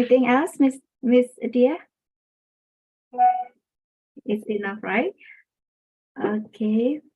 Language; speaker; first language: English; non-native, local second language; Indonesian